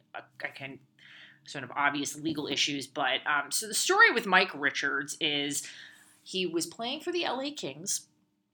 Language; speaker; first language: English; native; English